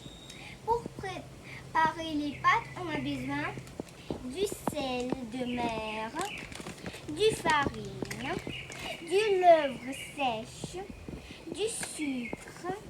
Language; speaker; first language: French; non-native, learner; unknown